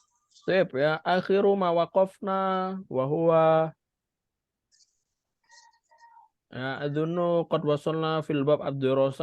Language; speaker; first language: Arabic; non-native, fluent; Indonesian